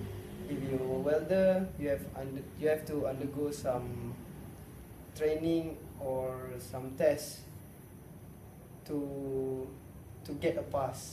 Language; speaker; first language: English; non-native, local second language; Malay